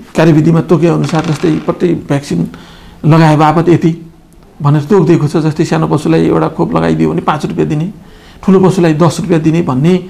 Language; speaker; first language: Nepali; native; Nepali